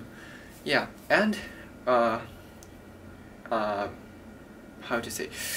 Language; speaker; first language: English; non-native, learner; Japanese